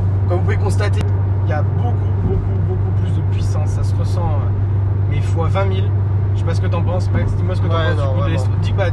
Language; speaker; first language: French; native; French